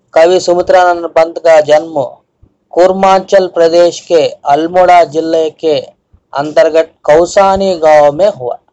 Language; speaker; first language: Hindi; non-native, local second language; Telugu